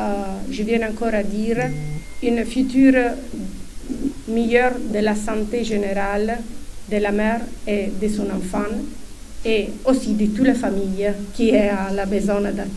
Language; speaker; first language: French; non-native, fluent; Italian